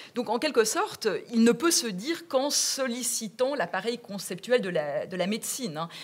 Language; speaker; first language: French; native; French